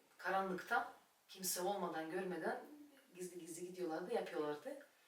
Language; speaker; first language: Turkish; non-native, fluent; Russian